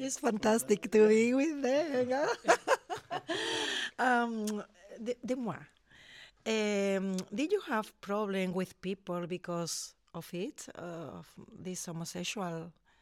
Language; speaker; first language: English; non-native, learner; Spanish